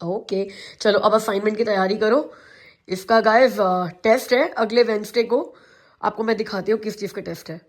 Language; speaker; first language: Hindi; native; Hindi